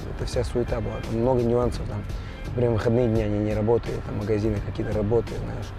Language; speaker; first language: Russian; non-native, fluent; Georgian